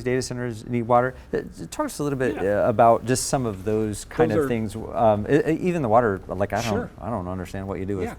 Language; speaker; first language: English; native; English